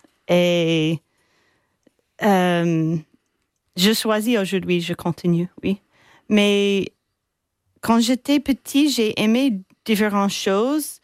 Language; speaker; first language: French; non-native, fluent; English